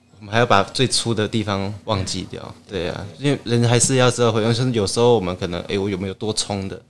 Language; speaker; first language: Chinese; native; Chinese